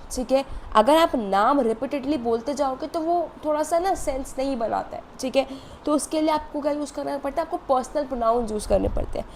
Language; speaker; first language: Hindi; native; Hindi